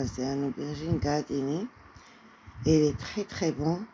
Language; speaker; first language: French; non-native, fluent; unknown